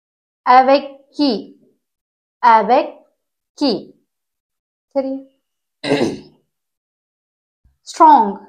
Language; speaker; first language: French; non-native, fluent; Tamil